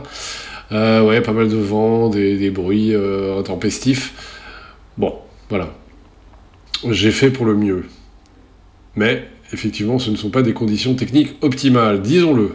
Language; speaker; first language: French; native; French